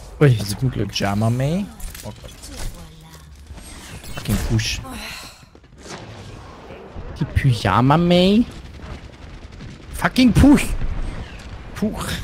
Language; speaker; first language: German; native; German